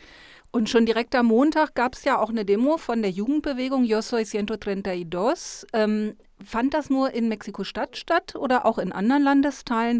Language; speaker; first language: German; native; German